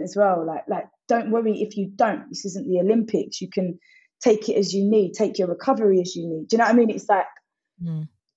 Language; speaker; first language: English; native; English